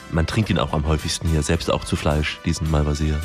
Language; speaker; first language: German; native; German